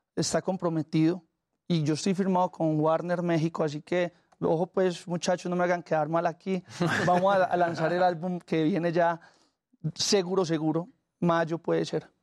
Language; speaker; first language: Spanish; native; Spanish